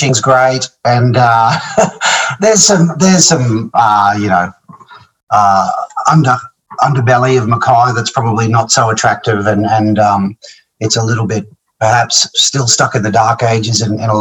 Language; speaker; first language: English; native; English